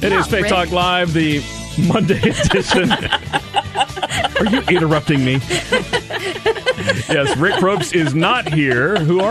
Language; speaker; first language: English; native; English